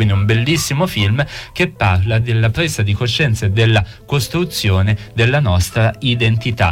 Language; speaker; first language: Italian; native; Italian